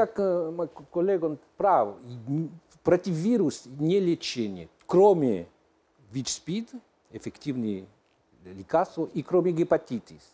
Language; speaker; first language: Russian; non-native, learner; French